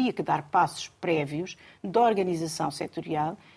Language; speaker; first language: Portuguese; native; Portuguese